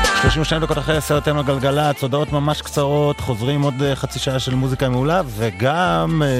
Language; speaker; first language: Hebrew; native; Hebrew